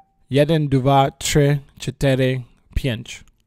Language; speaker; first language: Polish; non-native, learner; English